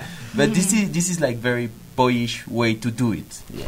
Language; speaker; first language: English; non-native, fluent; French